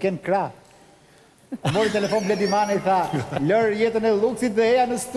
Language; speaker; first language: Albanian; native; Albanian